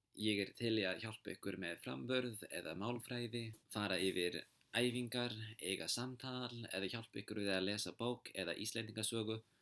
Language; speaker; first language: Icelandic; native; Icelandic